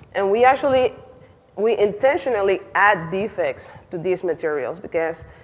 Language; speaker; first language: English; non-native, fluent; Spanish